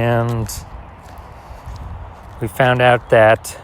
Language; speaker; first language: English; native; English